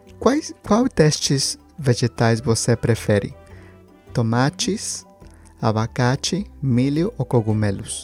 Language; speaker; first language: Portuguese; non-native, learner; Spanish